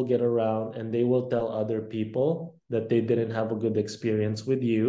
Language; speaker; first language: English; non-native, local second language; Filipino